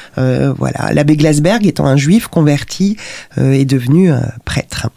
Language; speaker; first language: French; native; French